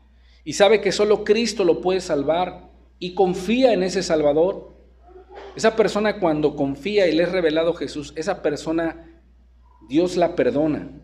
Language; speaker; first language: Spanish; native; Spanish